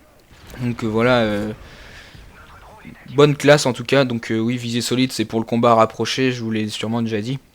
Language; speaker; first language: French; native; French